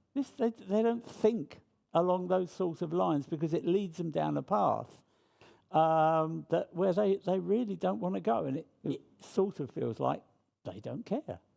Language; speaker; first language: English; native; English